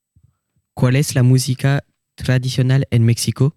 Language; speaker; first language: Spanish; non-native, learner; French